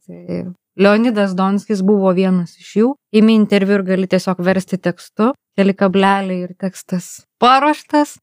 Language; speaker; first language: Lithuanian; native; Lithuanian